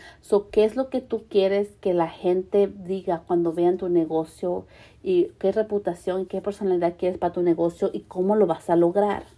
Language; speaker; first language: Spanish; early bilingual, heritage; Spanish